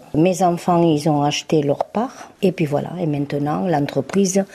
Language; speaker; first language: French; early bilingual, other home language; Spanish